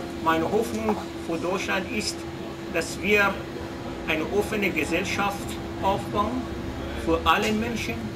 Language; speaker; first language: German; non-native, fluent; Persian